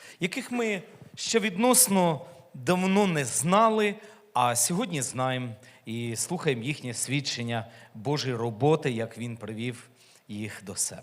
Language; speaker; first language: Ukrainian; native; Ukrainian